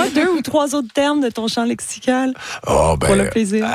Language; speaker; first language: French; native; French